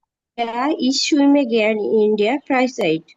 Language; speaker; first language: German; non-native, learner; Bangla